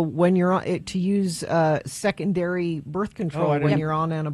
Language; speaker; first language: English; native; English